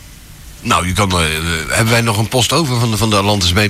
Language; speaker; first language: Dutch; native; Dutch